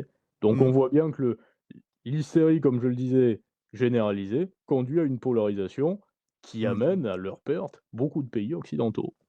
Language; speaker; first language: French; native; French